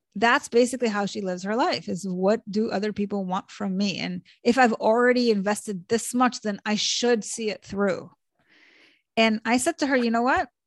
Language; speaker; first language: English; early bilingual, other home language; Hebrew